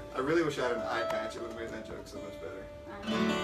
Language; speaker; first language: English; native; English